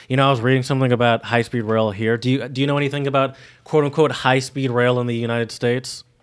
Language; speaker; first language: English; native; English